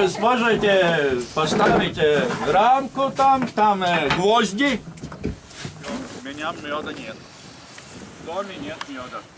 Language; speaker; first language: Russian; non-native, learner; Latvian